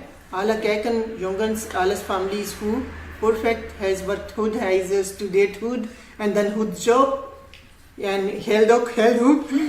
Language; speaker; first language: Dutch; non-native, learner; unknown